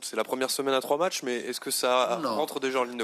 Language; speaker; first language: French; native; French